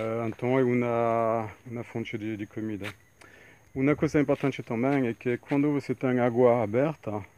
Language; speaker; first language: Portuguese; non-native, fluent; French